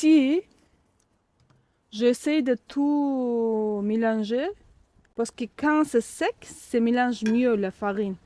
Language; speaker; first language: French; non-native, learner; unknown